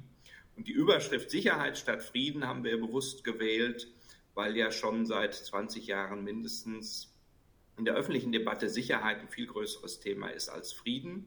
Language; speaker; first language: German; native; German